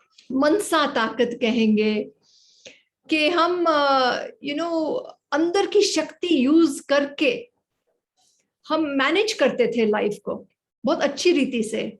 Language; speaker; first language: Hindi; native; Hindi